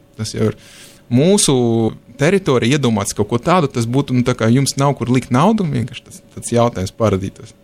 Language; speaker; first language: Latvian; non-native, local second language; Russian